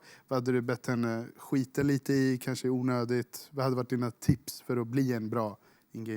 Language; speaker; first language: Swedish; native; Swedish